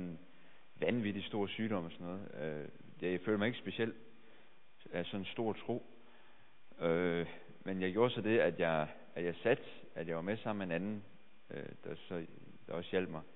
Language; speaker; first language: Danish; native; Danish